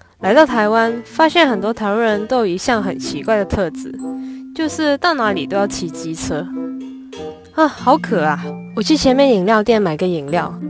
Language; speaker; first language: Chinese; non-native, local second language; Cantonese